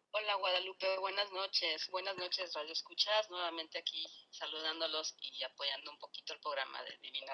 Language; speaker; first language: Spanish; native; Spanish